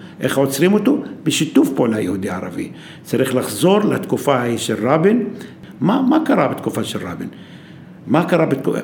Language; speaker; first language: Hebrew; non-native, local second language; Arabic